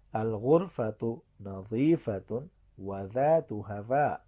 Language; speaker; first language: Arabic; non-native, fluent; Urdu